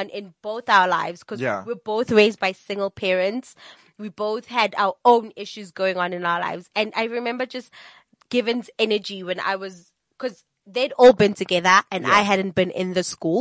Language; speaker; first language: English; non-native, local second language; Tswana